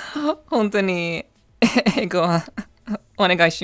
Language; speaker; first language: Japanese; non-native, learner; English